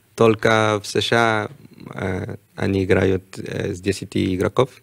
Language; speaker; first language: Russian; non-native, learner; Spanish